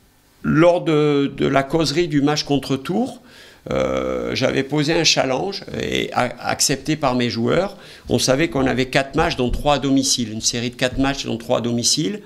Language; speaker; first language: French; native; French